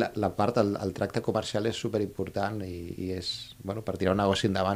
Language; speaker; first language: Catalan; native; Catalan